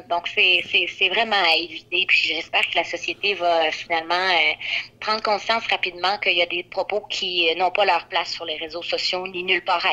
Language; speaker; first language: French; native; French